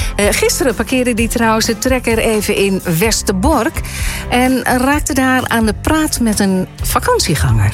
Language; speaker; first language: Dutch; native; Dutch